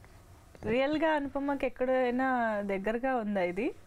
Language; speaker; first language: Telugu; native; Telugu